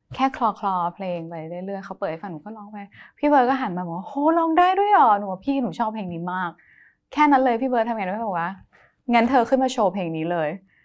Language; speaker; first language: Thai; native; Thai